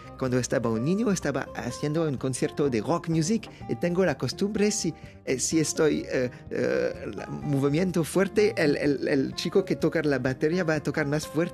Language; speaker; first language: Spanish; non-native, learner; French